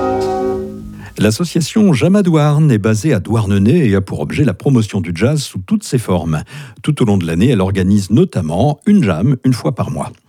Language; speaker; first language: French; native; French